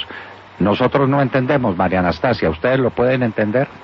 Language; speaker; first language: Spanish; native; Spanish